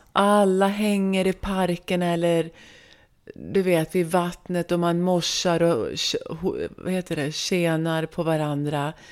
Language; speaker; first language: Swedish; native; Swedish